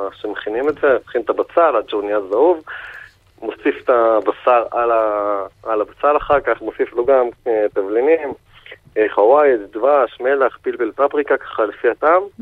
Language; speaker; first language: Hebrew; native; Hebrew